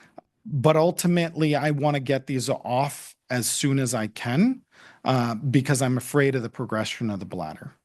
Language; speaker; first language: English; native; English